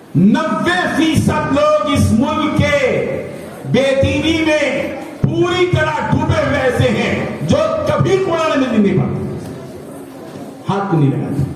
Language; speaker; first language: Urdu; native; Urdu